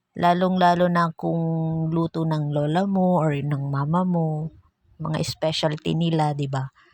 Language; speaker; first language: Filipino; non-native, local second language; Bikol